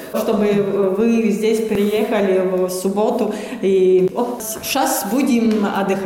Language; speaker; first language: Russian; non-native, local second language; Latvian